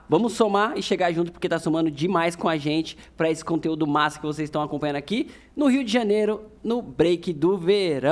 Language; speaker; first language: Portuguese; native; Portuguese